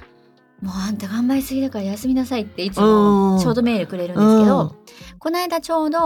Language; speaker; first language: Japanese; native; Japanese